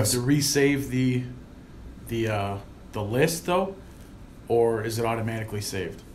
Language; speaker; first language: English; native; English